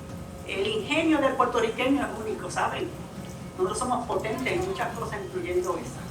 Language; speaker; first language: Spanish; native; Spanish